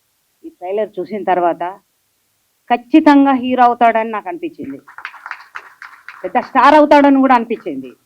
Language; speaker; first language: Telugu; native; Telugu